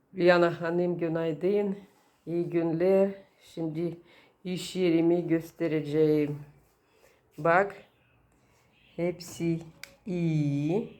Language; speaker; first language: Turkish; non-native, learner; Russian